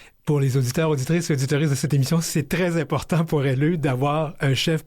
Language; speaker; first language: French; native; French